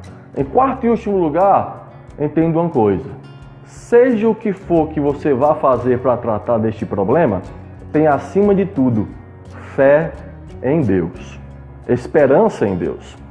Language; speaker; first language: Portuguese; native; Portuguese